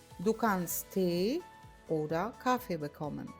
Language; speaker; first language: German; non-native, fluent; Polish